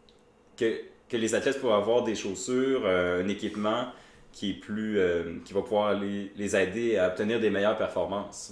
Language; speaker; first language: French; native; French